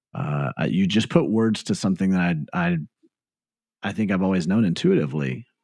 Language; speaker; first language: English; native; English